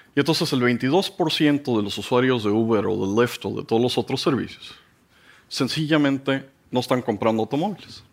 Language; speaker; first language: Spanish; native; Spanish